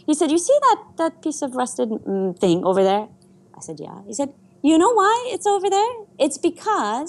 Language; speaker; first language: English; non-native, fluent; Persian